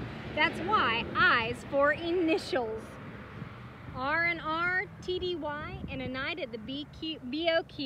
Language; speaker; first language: English; native; English